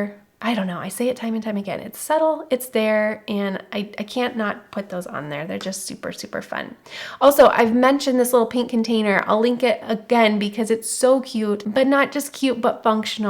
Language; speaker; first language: English; native; English